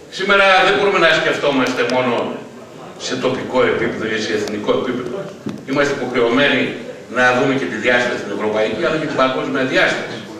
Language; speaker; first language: Greek; native; Greek